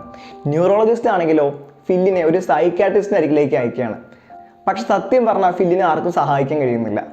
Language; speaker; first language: Malayalam; native; Malayalam